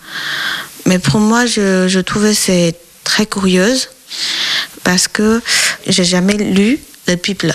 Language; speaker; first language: French; non-native, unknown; Chinese